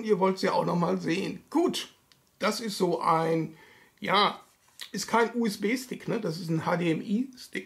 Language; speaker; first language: German; native; German